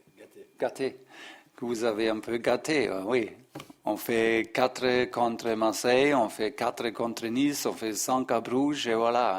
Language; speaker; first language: French; non-native, learner; German